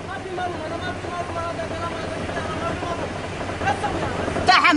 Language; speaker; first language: Arabic; non-native, learner; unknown